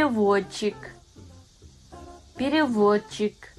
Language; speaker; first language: Russian; non-native, fluent; Kazakh